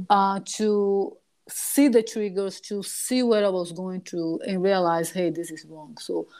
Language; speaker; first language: English; non-native, fluent; Portuguese